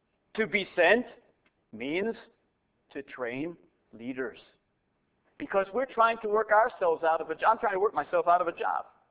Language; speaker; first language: English; native; English